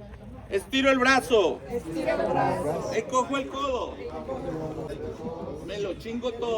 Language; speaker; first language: Spanish; native; Spanish